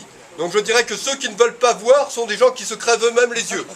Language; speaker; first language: French; native; French